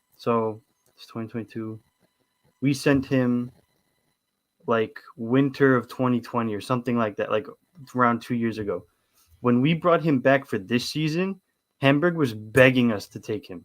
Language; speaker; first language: English; native; English